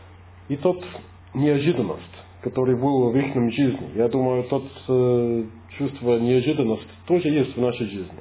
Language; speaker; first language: Russian; non-native, fluent; English